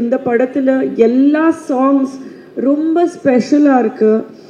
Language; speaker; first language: Tamil; non-native, fluent; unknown